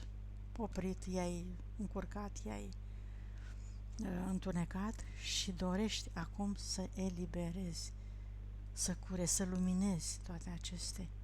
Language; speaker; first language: Romanian; native; Romanian